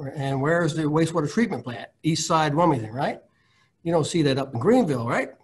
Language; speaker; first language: English; native; English